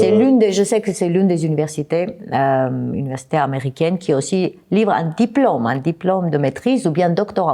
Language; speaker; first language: French; non-native, fluent; Armenian